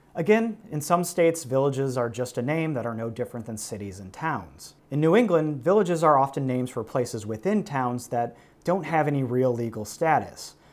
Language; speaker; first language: English; native; English